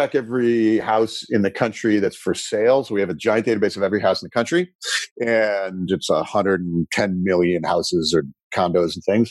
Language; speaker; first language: English; native; English